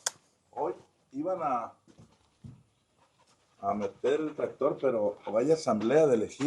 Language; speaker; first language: Spanish; native; Spanish